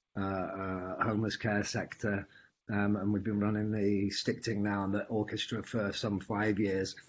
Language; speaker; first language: English; native; English